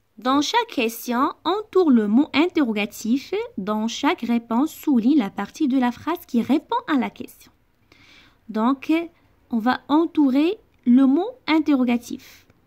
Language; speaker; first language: French; non-native, local second language; Arabic